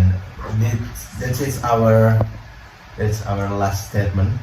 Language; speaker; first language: English; non-native, learner; Indonesian